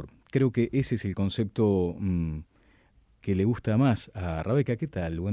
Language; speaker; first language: Spanish; native; Spanish